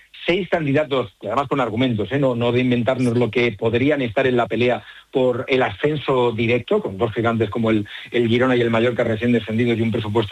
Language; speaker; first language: Spanish; native; Spanish